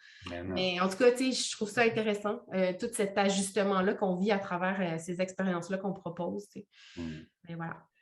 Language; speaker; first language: French; native; French